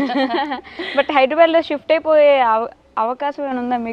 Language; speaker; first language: Telugu; native; Telugu